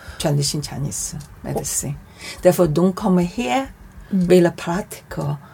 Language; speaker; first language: Swedish; non-native, learner; Chinese